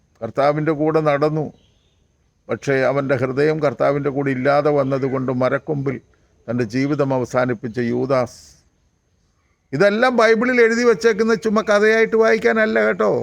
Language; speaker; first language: Malayalam; native; Malayalam